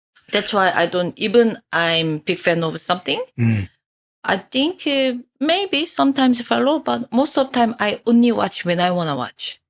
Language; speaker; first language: English; non-native, fluent; Korean